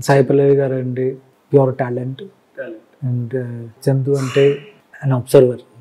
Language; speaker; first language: Telugu; non-native, learner; Malayalam